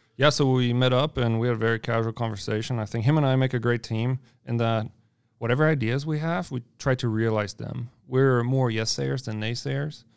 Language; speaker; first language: English; non-native, fluent; German